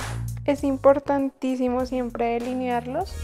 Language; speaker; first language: Spanish; native; Spanish